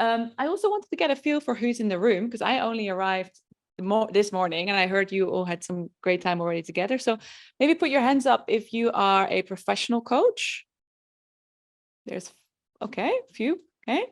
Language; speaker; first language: English; non-native, fluent; Dutch